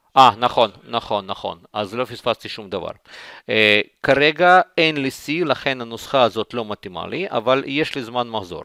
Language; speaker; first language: Hebrew; non-native, fluent; Russian